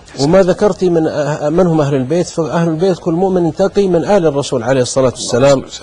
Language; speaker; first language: Arabic; native; Arabic